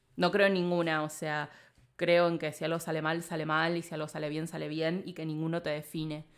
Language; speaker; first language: Spanish; native; Spanish